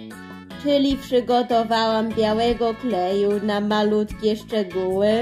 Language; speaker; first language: Polish; early bilingual, heritage; Polish